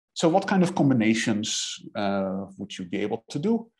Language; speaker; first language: English; non-native, fluent; Dutch